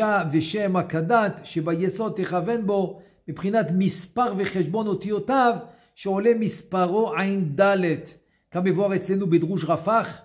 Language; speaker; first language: Hebrew; non-native, fluent; French